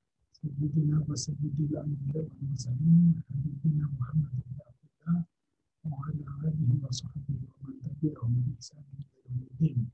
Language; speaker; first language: Arabic; non-native, fluent; Indonesian